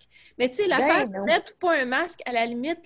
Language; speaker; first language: French; native; French